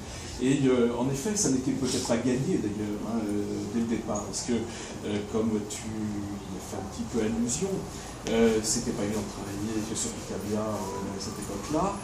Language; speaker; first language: French; native; French